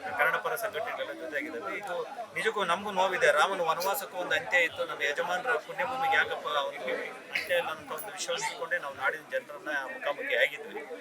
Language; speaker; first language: Kannada; native; Kannada